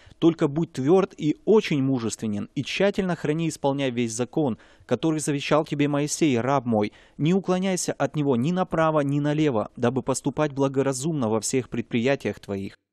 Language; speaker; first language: Russian; native; Russian